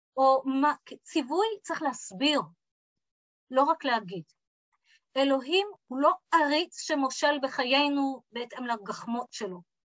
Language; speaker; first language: Hebrew; early bilingual, other home language; English